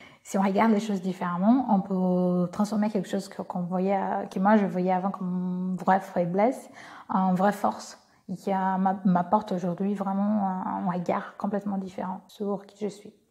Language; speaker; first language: French; non-native, fluent; Portuguese